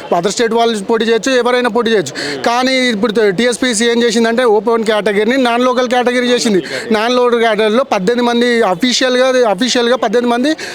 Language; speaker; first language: Telugu; native; Telugu